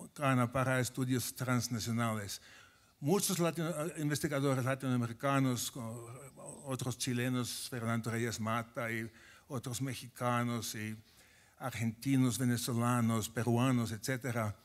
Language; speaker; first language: Spanish; non-native, fluent; Finnish